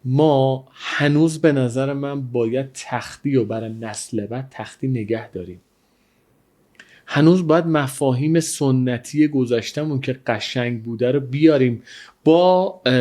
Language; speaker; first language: Persian; native; Persian